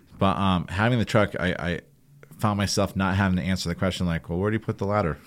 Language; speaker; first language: English; native; English